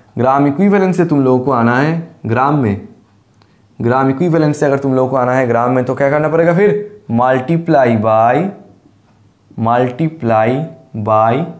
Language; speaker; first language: Hindi; non-native, local second language; Bangla